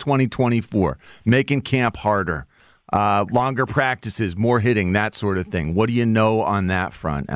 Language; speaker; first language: English; native; English